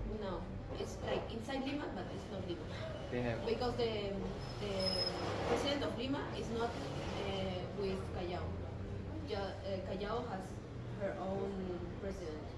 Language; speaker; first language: English; non-native, learner; Spanish